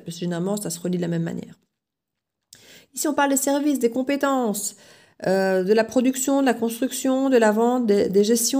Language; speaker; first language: French; native; French